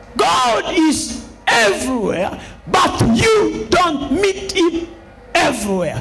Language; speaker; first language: English; non-native, local second language; Swahili